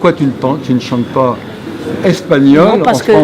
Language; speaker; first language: French; native; French